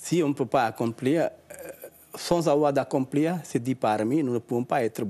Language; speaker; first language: French; non-native, learner; Sinhala